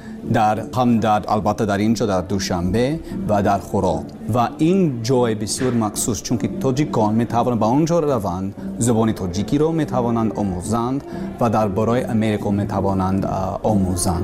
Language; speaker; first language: Persian; non-native, learner; English